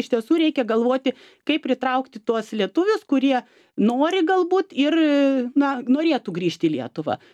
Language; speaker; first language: Lithuanian; native; Lithuanian